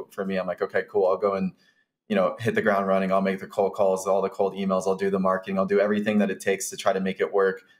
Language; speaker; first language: English; native; English